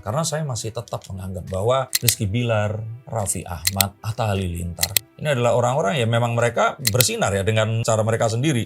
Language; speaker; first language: Indonesian; native; Indonesian